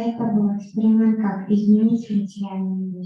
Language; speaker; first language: Russian; native; Russian